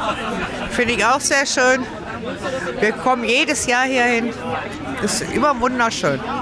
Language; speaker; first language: German; native; German